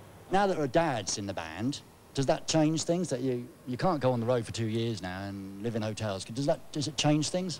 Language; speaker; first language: English; native; English